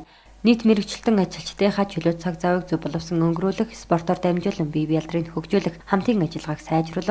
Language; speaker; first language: Mongolian; native; Mongolian